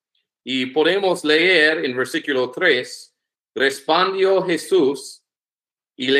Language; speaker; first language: Spanish; non-native, learner; English